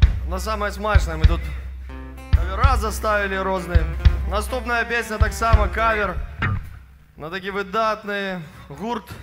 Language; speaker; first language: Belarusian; non-native, local second language; Russian